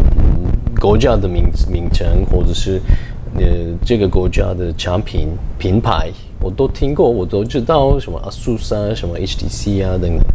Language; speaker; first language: Chinese; non-native, fluent; Turkish